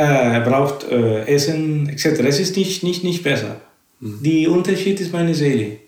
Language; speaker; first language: German; non-native, fluent; Spanish